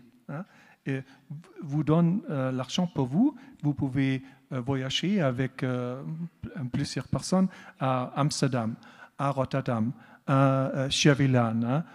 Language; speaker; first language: French; non-native, learner; German